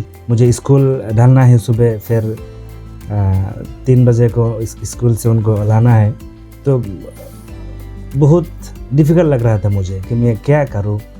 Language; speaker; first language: Hindi; non-native, fluent; Bangla